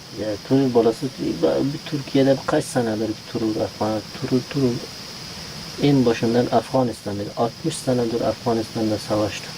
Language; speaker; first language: Turkish; non-native, learner; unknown